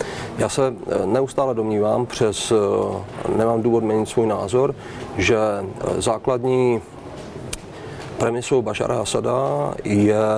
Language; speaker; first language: Czech; native; Czech